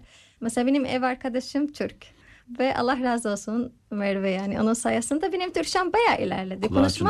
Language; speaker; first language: Turkish; non-native, learner; Arabic